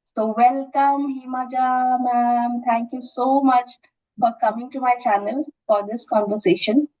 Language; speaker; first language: English; non-native, local second language; Assamese